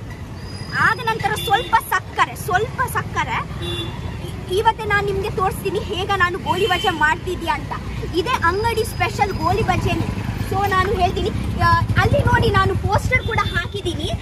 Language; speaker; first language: Kannada; non-native, local second language; Tulu